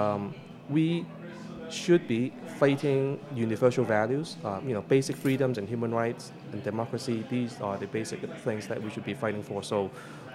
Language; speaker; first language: English; non-native, local second language; Cantonese